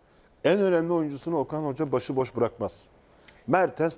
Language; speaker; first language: Turkish; native; Turkish